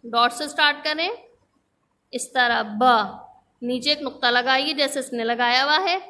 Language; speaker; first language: Urdu; native; Urdu